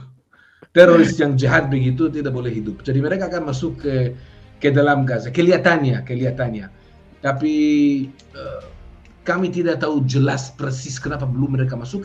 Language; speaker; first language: Indonesian; non-native, fluent; Hebrew